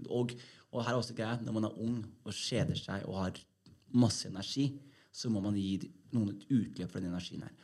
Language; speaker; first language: Norwegian; early bilingual, other home language; Somali